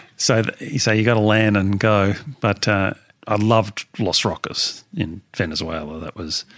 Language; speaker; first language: English; native; English